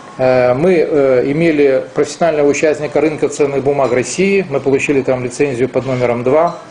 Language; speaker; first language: Russian; non-native, local second language; Romanian